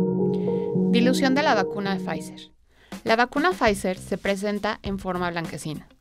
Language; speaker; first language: Spanish; native; Spanish